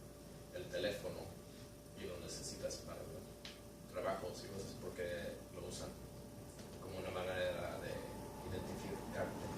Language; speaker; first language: Spanish; early bilingual, heritage; Spanish